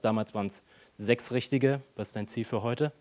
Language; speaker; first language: German; native; German